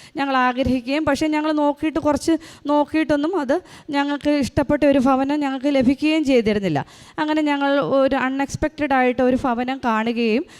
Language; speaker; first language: Malayalam; native; Malayalam